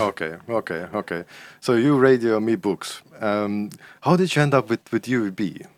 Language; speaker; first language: English; non-native, fluent; Estonian